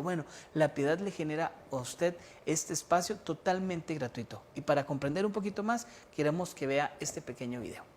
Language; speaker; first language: Spanish; native; Spanish